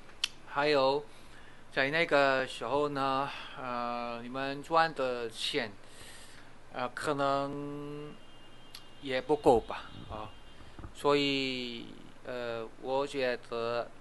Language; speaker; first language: Chinese; non-native, fluent; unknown